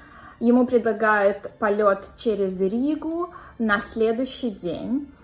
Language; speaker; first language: Russian; native; Russian